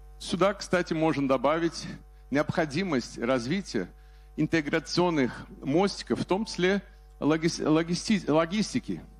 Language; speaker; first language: Russian; early bilingual, heritage; Russian